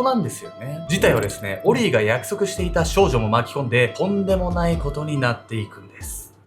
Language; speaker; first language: Japanese; native; Japanese